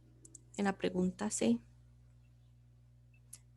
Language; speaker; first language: Spanish; native; Spanish